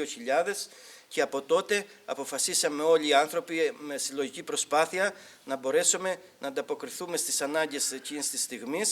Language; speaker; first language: Greek; native; Greek